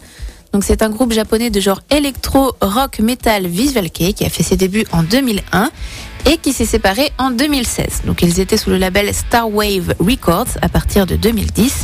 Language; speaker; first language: French; native; French